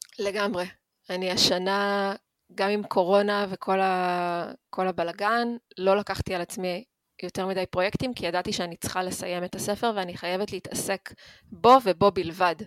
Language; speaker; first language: Hebrew; native; Hebrew